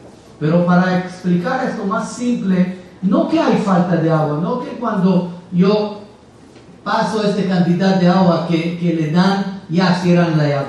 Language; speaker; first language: Spanish; non-native, fluent; Hebrew